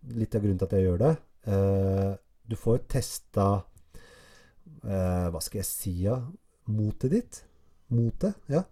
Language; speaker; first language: Norwegian; early bilingual, other home language; Arabic